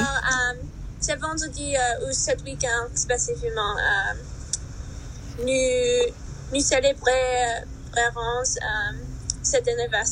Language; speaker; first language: French; non-native, learner; English